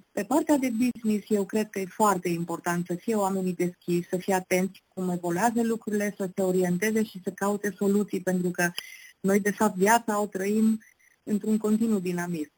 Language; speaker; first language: Romanian; native; Romanian